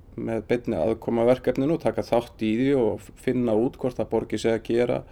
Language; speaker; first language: Icelandic; native; Icelandic